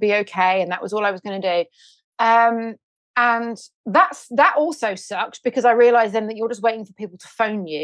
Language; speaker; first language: English; native; English